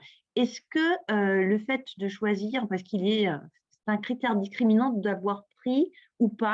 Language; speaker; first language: French; native; French